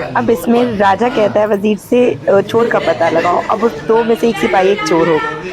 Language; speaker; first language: Hindi; native; Hindi